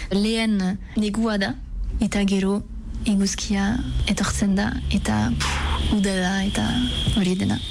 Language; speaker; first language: Basque; non-native, local second language; French